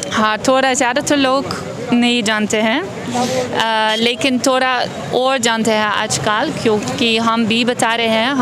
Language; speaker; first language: Hindi; non-native, learner; Dutch